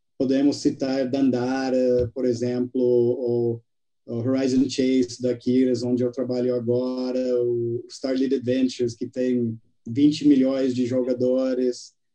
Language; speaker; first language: Portuguese; non-native, fluent; English